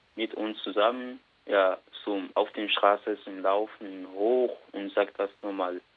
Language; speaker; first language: German; non-native, learner; Bambara